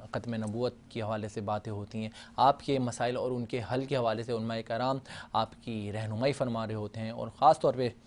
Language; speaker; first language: Urdu; native; Urdu